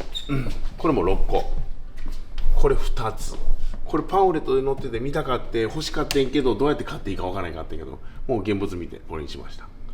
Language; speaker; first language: Japanese; native; Japanese